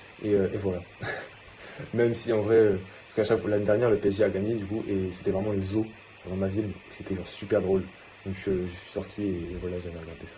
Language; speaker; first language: French; native; French